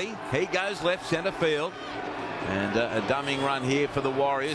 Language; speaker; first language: English; native; English